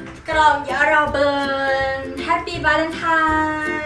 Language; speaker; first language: Korean; non-native, local second language; Vietnamese